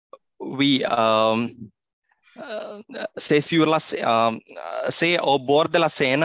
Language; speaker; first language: French; non-native, fluent; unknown